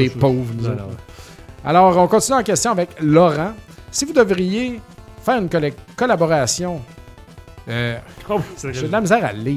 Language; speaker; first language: French; native; French